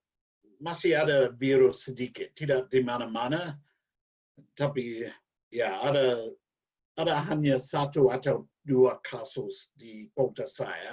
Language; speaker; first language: Indonesian; non-native, learner; English